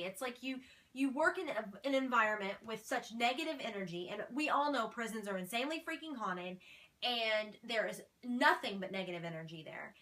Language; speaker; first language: English; native; English